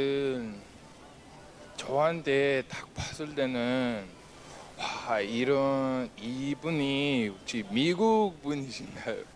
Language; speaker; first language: Korean; non-native, learner; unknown